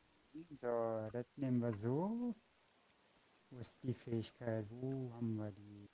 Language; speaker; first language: German; native; German